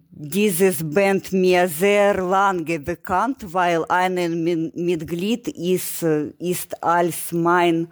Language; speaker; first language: German; non-native, learner; Ukrainian